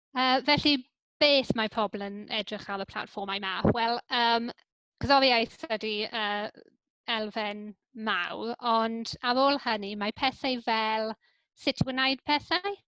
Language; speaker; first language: Welsh; non-native, local second language; English